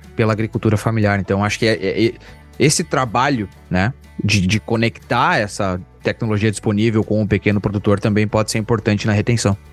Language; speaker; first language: Portuguese; native; Portuguese